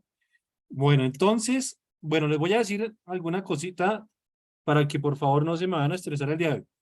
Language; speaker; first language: Spanish; native; Spanish